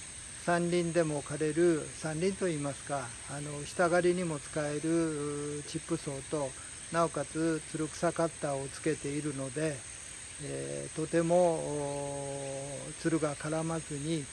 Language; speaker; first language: Japanese; native; Japanese